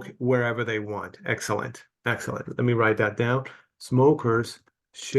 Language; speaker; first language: English; native; English